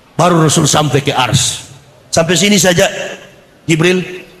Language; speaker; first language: Indonesian; native; Indonesian